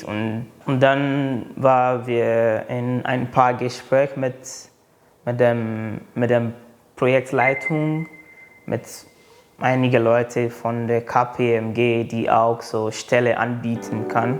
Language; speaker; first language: German; non-native, learner; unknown